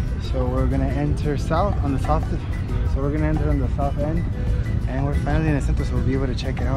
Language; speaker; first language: English; native; English